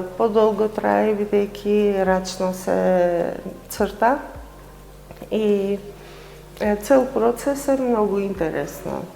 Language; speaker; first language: Macedonian; non-native, fluent; Armenian